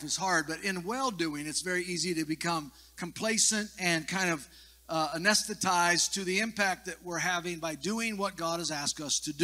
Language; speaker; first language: English; native; English